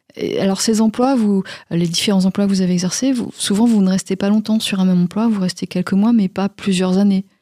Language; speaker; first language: French; native; French